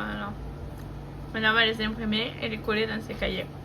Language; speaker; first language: French; native; French